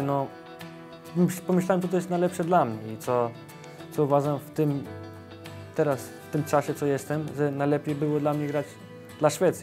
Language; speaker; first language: Polish; early bilingual, heritage; Polish